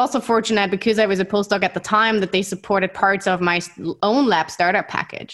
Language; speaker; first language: English; non-native, fluent; German